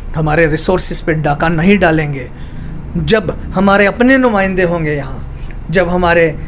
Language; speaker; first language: Hindi; native; Hindi